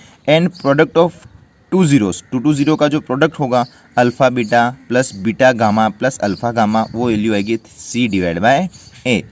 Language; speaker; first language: Hindi; native; Hindi